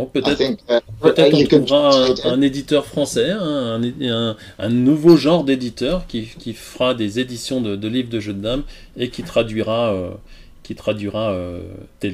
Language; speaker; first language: French; native; French